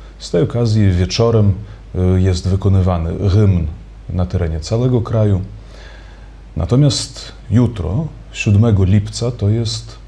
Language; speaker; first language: Polish; native; Polish